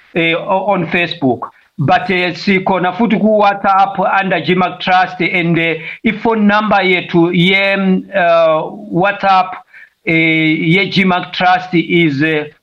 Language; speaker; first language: Zulu; non-native, fluent; Tumbuka